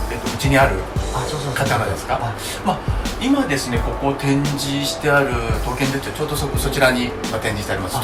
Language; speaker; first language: Japanese; native; Japanese